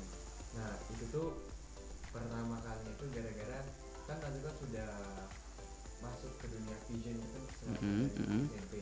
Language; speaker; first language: Indonesian; native; Indonesian